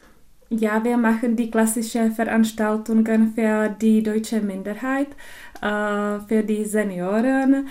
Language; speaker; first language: German; non-native, local second language; Czech